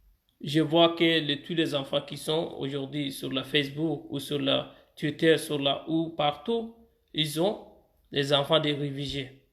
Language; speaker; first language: French; non-native, fluent; Arabic